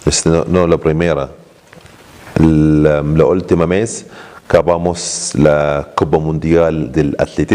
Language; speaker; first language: Spanish; non-native, learner; Arabic